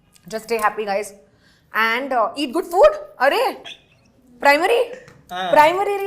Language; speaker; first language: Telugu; non-native, fluent; Hindi